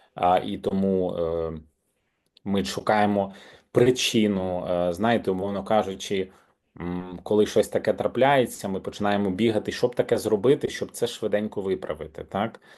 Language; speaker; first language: Ukrainian; native; Ukrainian